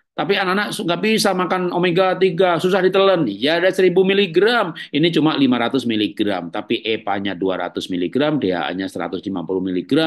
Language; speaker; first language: Indonesian; native; Indonesian